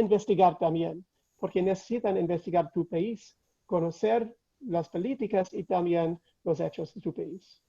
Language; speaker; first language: Spanish; non-native, fluent; English